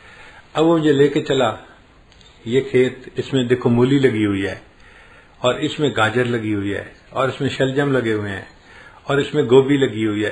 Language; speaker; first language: Urdu; native; Urdu